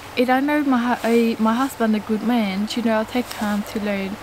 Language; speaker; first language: English; non-native, learner; Khmer